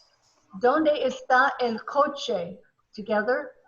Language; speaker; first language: Spanish; non-native, learner; English